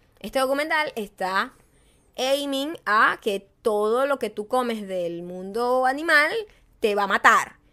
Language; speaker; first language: Spanish; native; Spanish